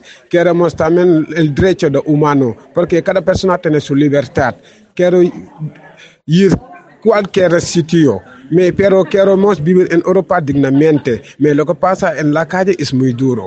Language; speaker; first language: Spanish; non-native, learner; Wolof